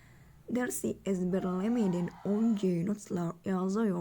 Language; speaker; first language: Turkish; non-native, learner; Indonesian